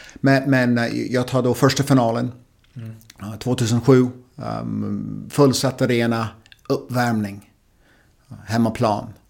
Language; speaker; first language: Swedish; non-native, fluent; English